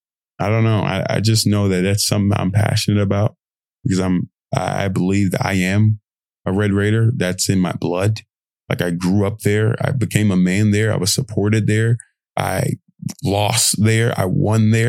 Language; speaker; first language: English; native; English